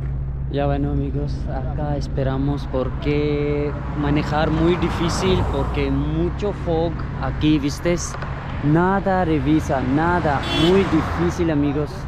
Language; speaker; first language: Spanish; non-native, learner; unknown